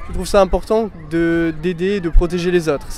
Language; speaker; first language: French; native; French